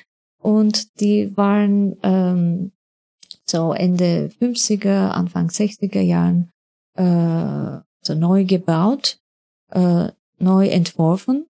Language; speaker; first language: German; non-native, fluent; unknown